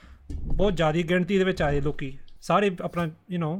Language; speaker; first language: Punjabi; early bilingual, heritage; Punjabi